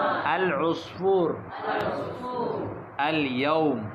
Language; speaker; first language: Arabic; non-native, fluent; Urdu